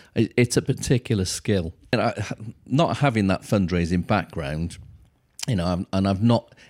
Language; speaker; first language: English; native; English